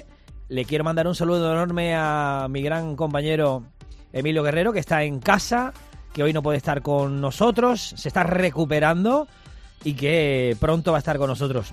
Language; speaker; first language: Spanish; native; Spanish